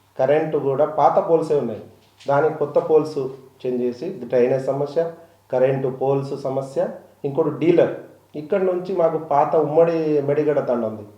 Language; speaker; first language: Telugu; non-native, local second language; Lambadi